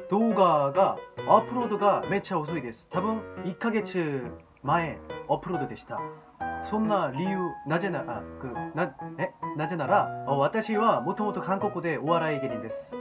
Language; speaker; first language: Japanese; non-native, learner; Korean